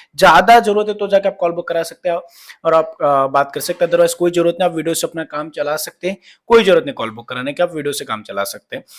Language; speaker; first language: Hindi; non-native, local second language; Marathi